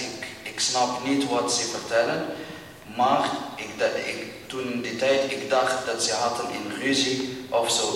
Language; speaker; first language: Dutch; non-native, learner; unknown